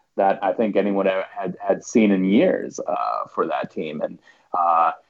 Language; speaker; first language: English; native; English